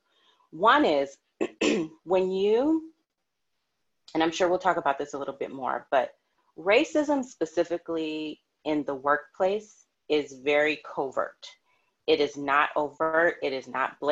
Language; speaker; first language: English; native; English